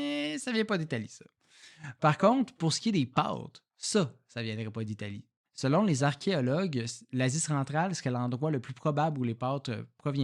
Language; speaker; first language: French; native; French